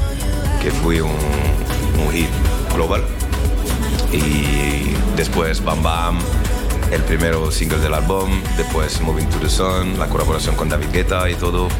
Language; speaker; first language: Spanish; non-native, learner; French